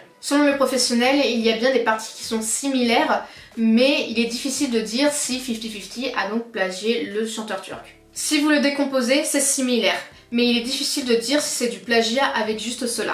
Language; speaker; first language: French; native; French